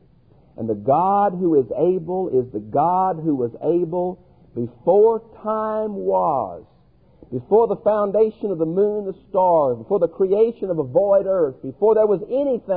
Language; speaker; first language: English; native; English